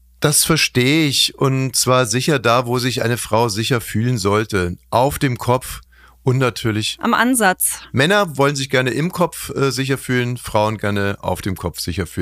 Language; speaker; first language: German; native; German